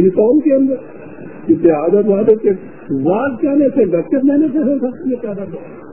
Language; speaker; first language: Urdu; non-native, local second language; Punjabi